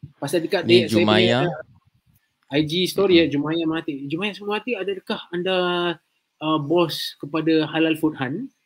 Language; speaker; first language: Malay; native; Malay